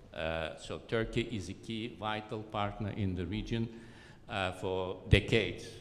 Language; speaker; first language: English; non-native, fluent; Azerbaijani